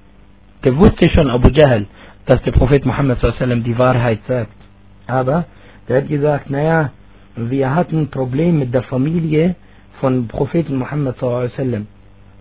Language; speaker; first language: German; non-native, fluent; Arabic